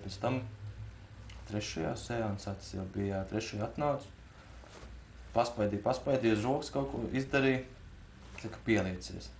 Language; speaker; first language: Latvian; native; Latvian